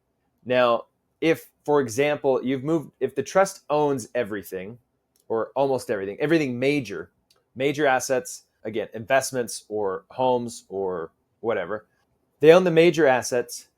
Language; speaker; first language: English; native; English